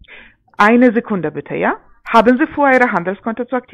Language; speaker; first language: German; non-native, fluent; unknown